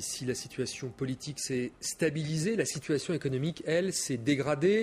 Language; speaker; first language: French; native; French